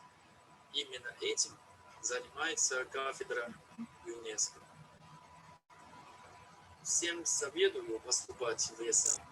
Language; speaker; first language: Russian; non-native, fluent; Chinese